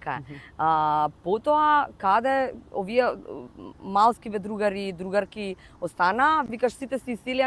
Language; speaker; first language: Macedonian; native; Macedonian